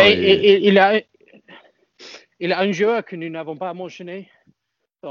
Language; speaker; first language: French; non-native, fluent; English